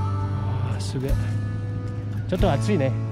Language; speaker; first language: Japanese; non-native, learner; Indonesian